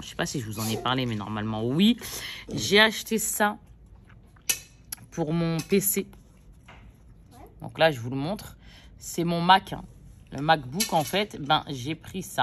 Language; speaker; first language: French; native; French